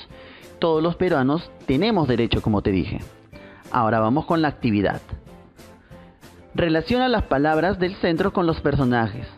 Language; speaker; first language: Spanish; native; Spanish